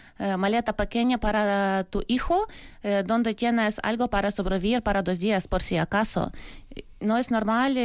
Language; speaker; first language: Spanish; non-native, learner; Ukrainian